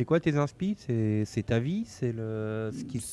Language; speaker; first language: French; native; French